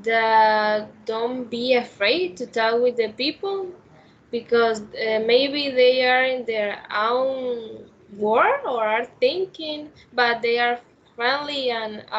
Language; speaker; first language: English; non-native, learner; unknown